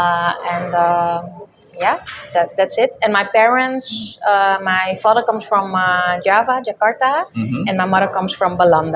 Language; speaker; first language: English; non-native, fluent; Dutch